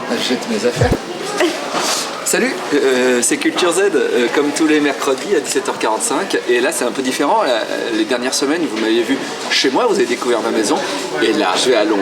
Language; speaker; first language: French; native; French